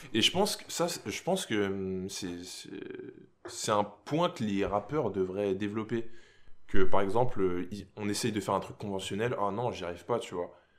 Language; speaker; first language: French; native; French